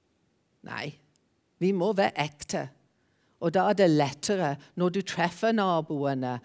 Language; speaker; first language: Norwegian; non-native, fluent; English